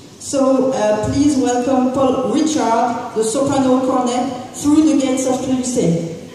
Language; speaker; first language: English; native; English